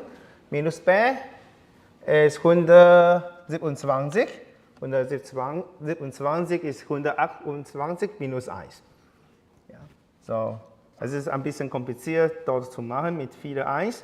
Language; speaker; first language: German; non-native, learner; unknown